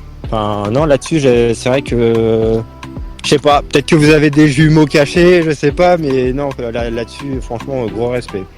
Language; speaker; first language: French; native; French